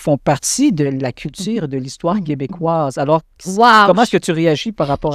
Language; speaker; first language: French; native; French